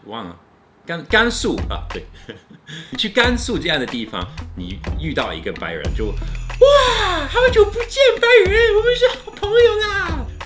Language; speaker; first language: Chinese; non-native, fluent; English